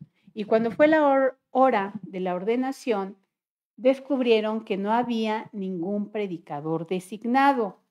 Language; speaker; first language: Spanish; native; Spanish